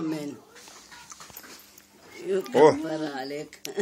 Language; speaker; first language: Hebrew; non-native, fluent; Arabic